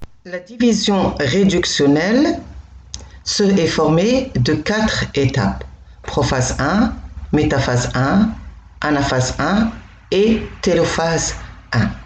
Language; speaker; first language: French; non-native, local second language; Arabic